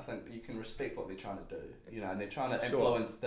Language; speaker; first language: English; native; English